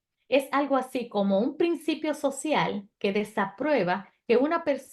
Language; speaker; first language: Spanish; native; Spanish